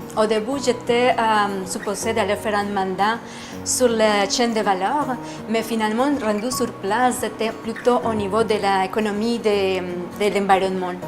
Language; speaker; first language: French; non-native, fluent; Spanish